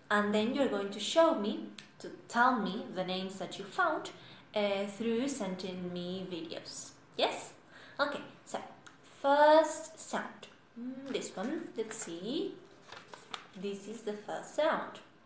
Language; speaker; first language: English; non-native, fluent; Spanish